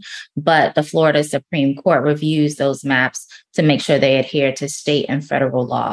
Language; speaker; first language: English; native; English